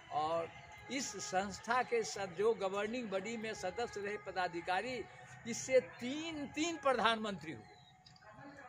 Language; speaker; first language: Hindi; native; Hindi